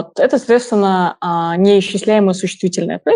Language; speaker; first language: Russian; native; Russian